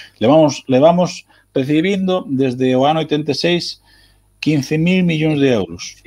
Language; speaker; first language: Galician; native; Galician